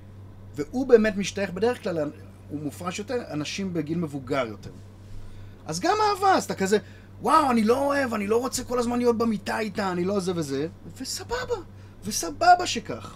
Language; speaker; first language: Hebrew; native; Hebrew